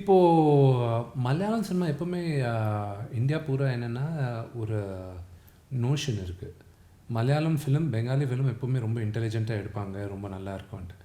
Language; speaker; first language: Tamil; non-native, local second language; Telugu